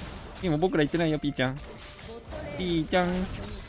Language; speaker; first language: Japanese; native; Japanese